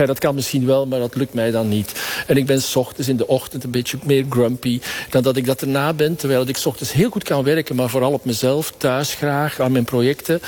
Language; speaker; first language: Dutch; native; Dutch